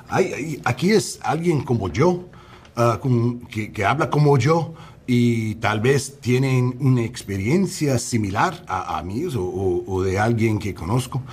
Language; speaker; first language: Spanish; non-native, fluent; English